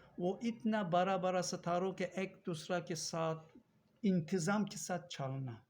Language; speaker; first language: Urdu; non-native, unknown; Turkish